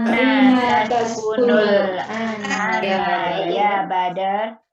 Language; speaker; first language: Arabic; non-native, learner; Indonesian